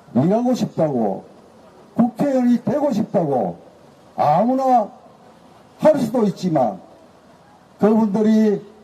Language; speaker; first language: Korean; native; Korean